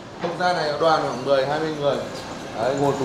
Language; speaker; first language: Vietnamese; native; Vietnamese